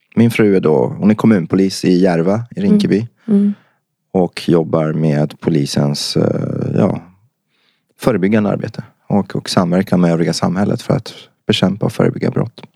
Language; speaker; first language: Swedish; early bilingual, other home language; Persian